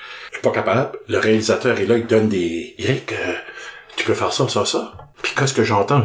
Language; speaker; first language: French; native; French